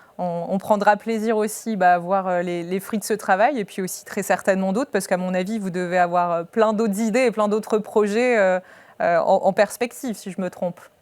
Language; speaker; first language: French; native; French